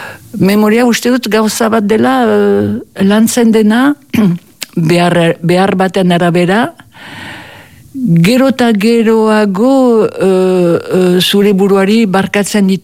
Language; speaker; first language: Basque; native; Basque